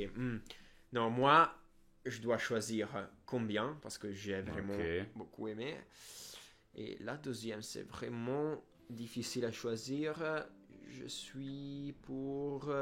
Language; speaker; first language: French; non-native, fluent; Italian